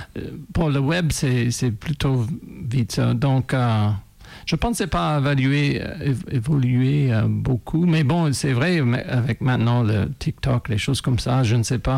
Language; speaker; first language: French; non-native, fluent; English